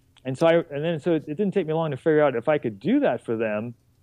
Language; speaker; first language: English; native; English